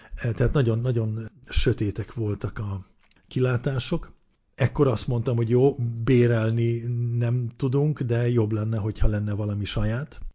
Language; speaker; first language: Hungarian; early bilingual, heritage; Hungarian